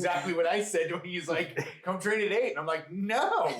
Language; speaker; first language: English; native; English